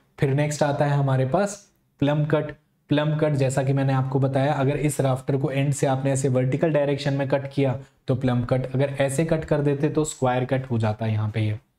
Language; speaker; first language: Hindi; native; Hindi